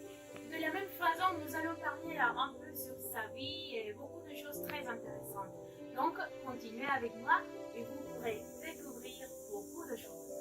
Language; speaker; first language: French; non-native, learner; Spanish